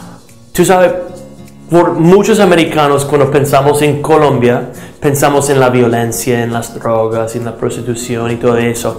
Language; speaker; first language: Spanish; non-native, fluent; English